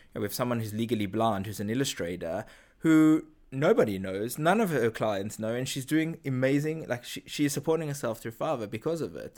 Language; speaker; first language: English; native; English